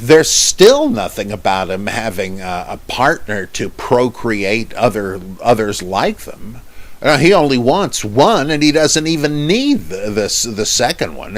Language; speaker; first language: English; native; English